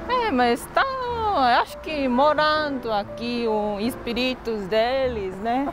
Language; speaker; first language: Portuguese; non-native, learner; Korean